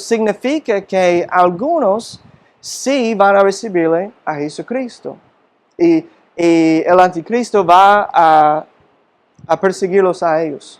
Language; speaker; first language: Spanish; non-native, fluent; English